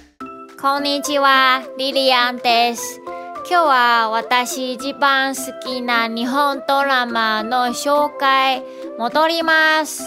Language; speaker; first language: Japanese; non-native, learner; Chinese